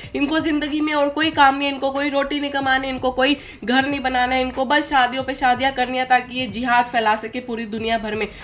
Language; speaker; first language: Hindi; native; Hindi